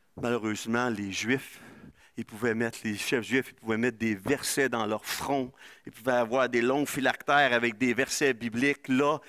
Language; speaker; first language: French; native; French